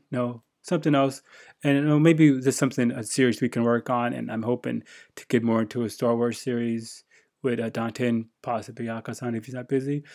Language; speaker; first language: English; native; English